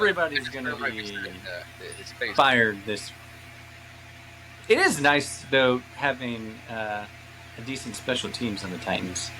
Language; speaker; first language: English; native; English